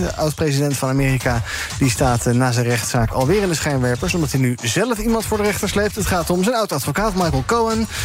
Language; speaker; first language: Dutch; native; Dutch